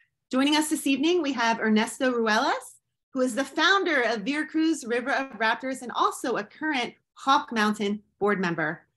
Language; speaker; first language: English; native; English